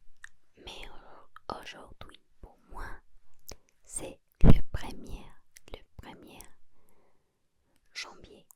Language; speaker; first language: French; non-native, learner; Spanish